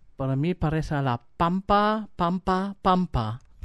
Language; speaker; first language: Spanish; non-native, fluent; German